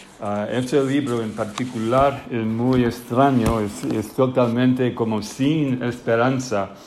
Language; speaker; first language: Spanish; non-native, fluent; English